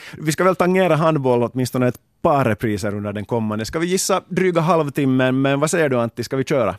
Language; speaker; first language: Swedish; native; Swedish